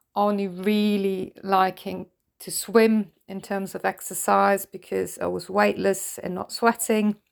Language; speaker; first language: English; non-native, fluent; German